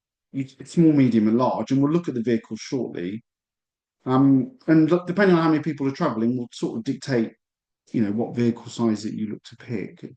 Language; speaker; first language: English; native; English